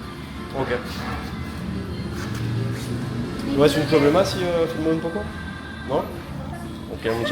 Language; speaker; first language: Spanish; non-native, learner; French